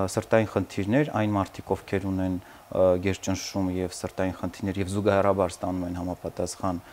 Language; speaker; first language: Armenian; native; Armenian